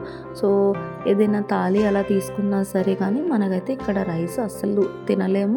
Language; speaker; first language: Telugu; native; Telugu